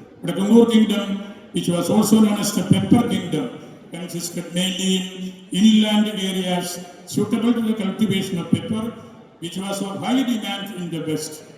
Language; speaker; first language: English; non-native, local second language; Malayalam